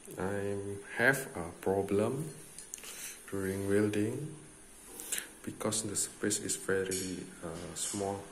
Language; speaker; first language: English; non-native, learner; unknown